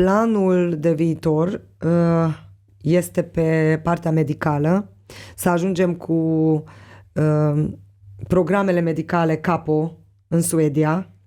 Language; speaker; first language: Romanian; non-native, local second language; Hungarian